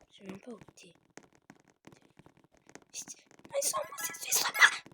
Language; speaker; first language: French; native; French